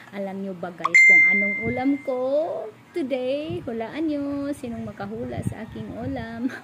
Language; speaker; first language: Filipino; non-native, local second language; Cebuano